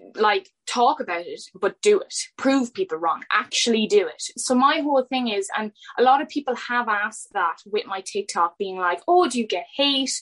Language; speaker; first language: English; native; English